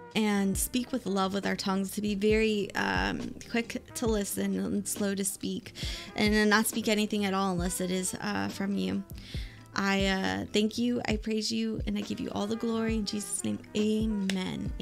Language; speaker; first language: English; native; English